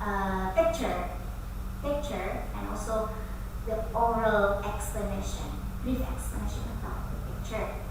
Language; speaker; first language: English; non-native, fluent; Indonesian